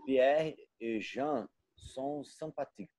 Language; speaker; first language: French; non-native, learner; Portuguese